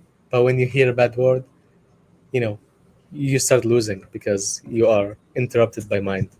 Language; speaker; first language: English; non-native, fluent; Arabic